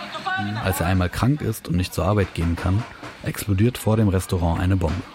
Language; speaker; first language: German; native; German